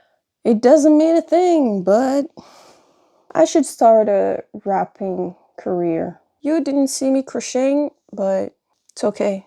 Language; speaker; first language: English; non-native, fluent; French